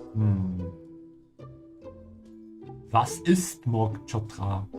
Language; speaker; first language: German; non-native, fluent; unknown